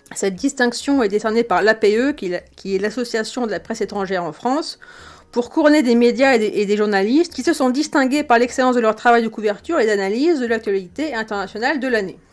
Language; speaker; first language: French; native; French